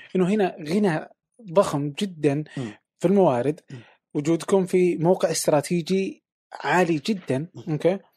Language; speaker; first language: Arabic; native; Arabic